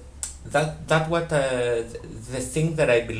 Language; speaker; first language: English; non-native, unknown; Greek